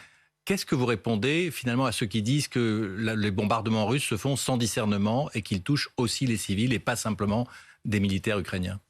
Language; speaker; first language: French; native; French